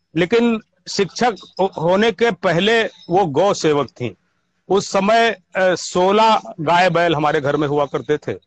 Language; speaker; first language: Hindi; native; Hindi